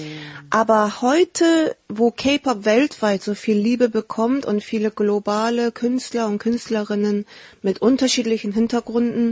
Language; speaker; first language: German; early bilingual, heritage; Korean